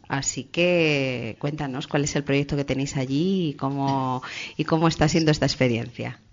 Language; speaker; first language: Spanish; native; Spanish